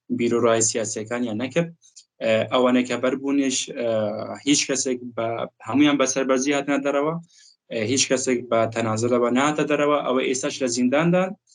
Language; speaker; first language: Central Kurdish; non-native, local second language; Kurdish